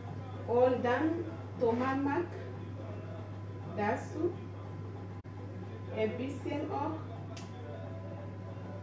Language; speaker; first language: German; non-native, learner; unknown